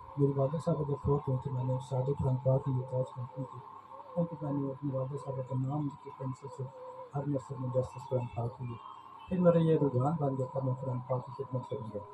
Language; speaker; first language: Urdu; non-native, local second language; Punjabi